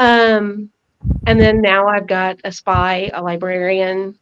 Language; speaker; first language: English; native; English